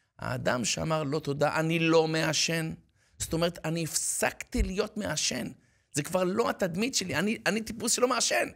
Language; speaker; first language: Hebrew; native; Hebrew